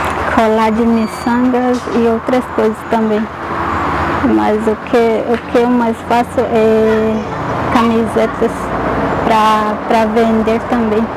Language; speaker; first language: Portuguese; non-native, local second language; Guarani